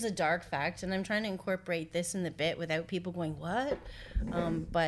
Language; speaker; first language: English; native; English